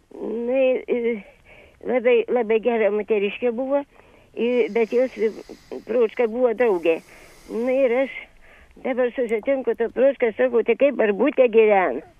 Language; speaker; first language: Lithuanian; native; Lithuanian